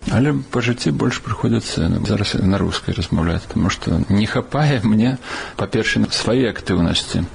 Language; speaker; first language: Belarusian; native; Belarusian